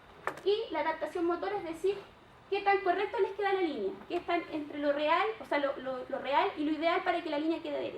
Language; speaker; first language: Spanish; native; Spanish